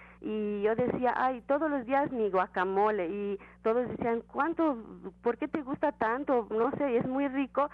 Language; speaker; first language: Spanish; non-native, fluent; Romanian